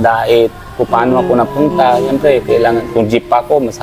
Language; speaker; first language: Filipino; non-native, learner; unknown